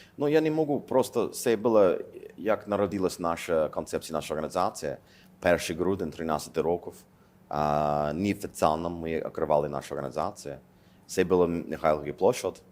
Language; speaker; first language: Ukrainian; non-native, learner; English